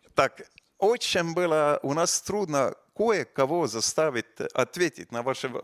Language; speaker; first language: Russian; non-native, fluent; Estonian